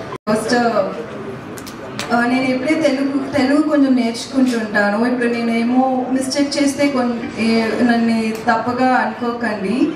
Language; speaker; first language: Telugu; non-native, learner; Tamil